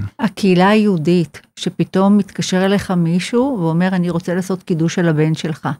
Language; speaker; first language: Hebrew; native; Hebrew